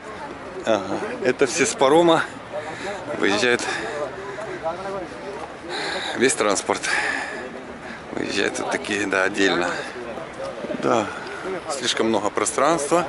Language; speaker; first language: Russian; native; Russian